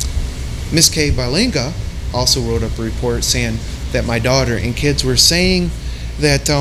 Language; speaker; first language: English; native; English